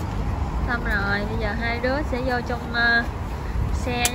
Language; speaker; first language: Vietnamese; native; Vietnamese